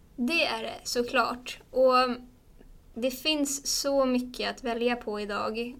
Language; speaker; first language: Swedish; native; Swedish